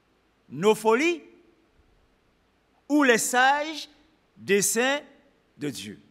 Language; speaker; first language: French; native; French